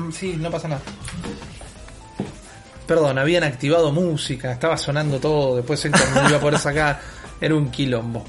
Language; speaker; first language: Spanish; native; Spanish